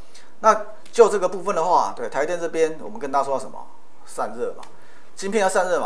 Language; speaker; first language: Chinese; native; Chinese